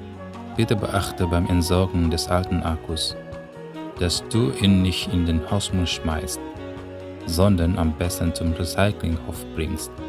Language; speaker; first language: German; non-native, fluent; Indonesian